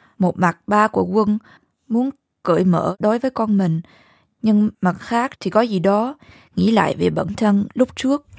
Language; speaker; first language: Vietnamese; early bilingual, heritage; Vietnamese